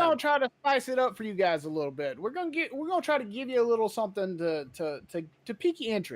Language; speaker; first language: English; native; English